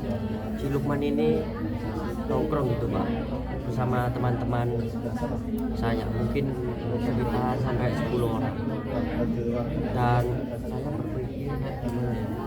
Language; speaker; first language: Indonesian; native; Indonesian